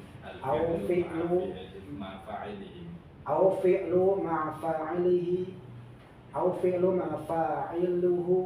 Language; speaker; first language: Arabic; non-native, learner; Indonesian